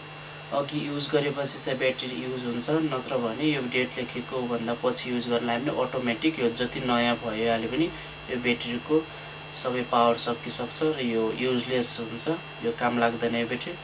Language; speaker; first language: Nepali; native; Nepali